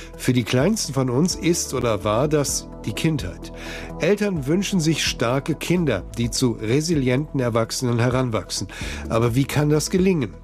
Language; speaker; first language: German; native; German